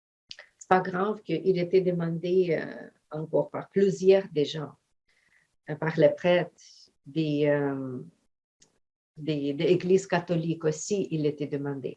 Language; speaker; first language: French; non-native, fluent; Ukrainian